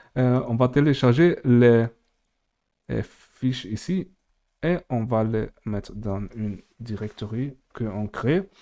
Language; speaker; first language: French; non-native, fluent; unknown